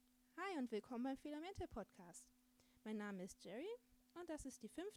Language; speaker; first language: German; native; German